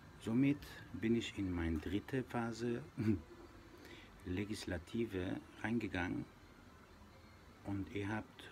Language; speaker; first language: German; non-native, local second language; Persian